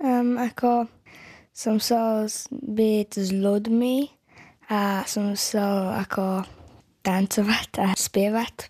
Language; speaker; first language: Slovak; early bilingual, heritage; Slovak